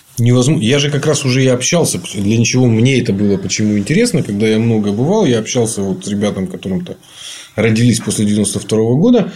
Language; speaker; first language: Russian; native; Russian